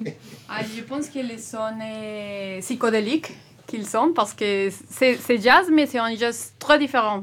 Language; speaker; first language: French; non-native, learner; Spanish